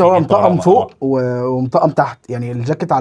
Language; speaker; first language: Arabic; native; Arabic